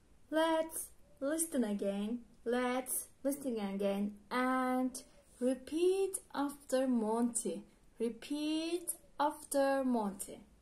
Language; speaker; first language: English; non-native, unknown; Turkish